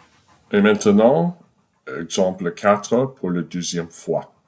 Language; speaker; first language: French; non-native, fluent; English